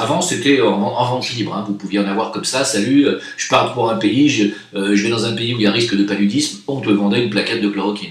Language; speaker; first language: French; native; French